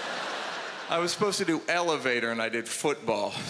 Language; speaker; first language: English; native; English